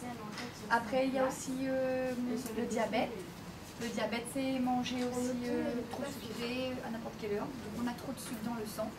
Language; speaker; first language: French; native; French